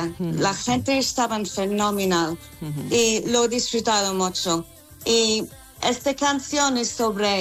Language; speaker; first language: Spanish; non-native, fluent; English